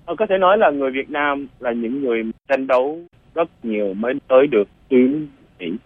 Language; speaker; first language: Vietnamese; early bilingual, other home language; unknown